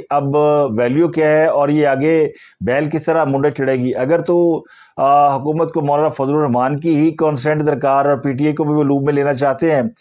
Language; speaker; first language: Urdu; native; Urdu